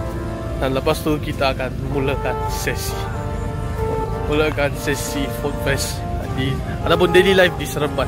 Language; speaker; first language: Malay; non-native, local second language; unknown